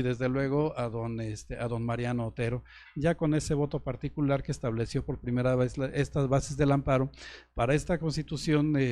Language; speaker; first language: Spanish; native; Spanish